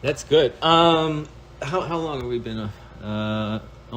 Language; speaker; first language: English; native; English